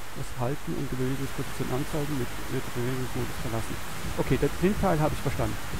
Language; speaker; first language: German; non-native, fluent; Swiss German